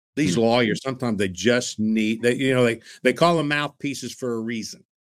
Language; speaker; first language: English; native; English